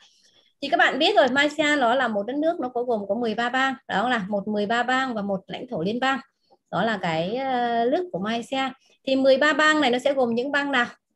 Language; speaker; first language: Vietnamese; native; Vietnamese